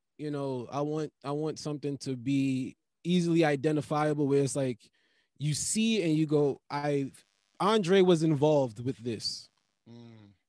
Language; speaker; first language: English; native; English